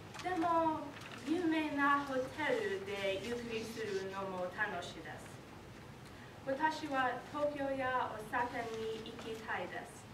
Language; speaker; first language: Japanese; non-native, learner; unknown